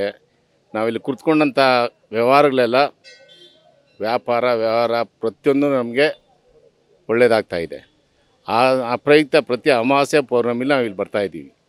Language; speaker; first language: Kannada; native; Kannada